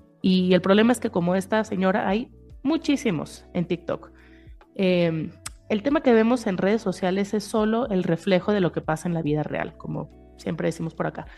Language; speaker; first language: Spanish; native; Spanish